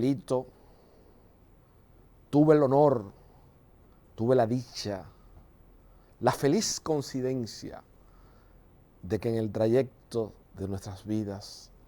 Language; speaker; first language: Spanish; native; Spanish